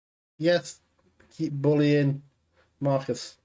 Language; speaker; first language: English; native; English